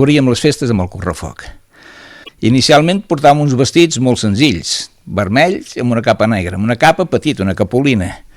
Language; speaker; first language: Catalan; native; Catalan